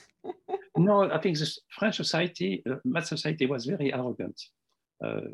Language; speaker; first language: English; non-native, fluent; French